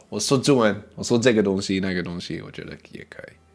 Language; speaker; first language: Chinese; early bilingual, heritage; English